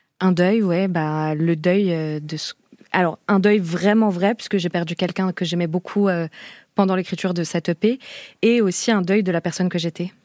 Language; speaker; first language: French; early bilingual, other home language; Portuguese